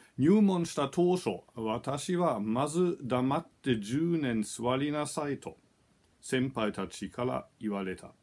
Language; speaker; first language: Japanese; non-native, fluent; German